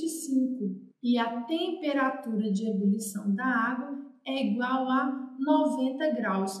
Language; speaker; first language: Portuguese; native; Portuguese